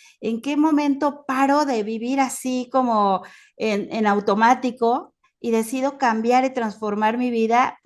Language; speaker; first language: Spanish; native; Spanish